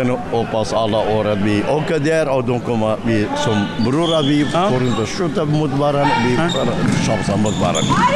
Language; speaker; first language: Swedish; non-native, learner; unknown